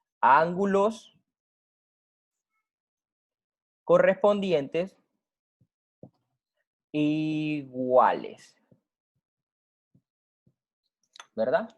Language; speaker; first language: Spanish; native; Spanish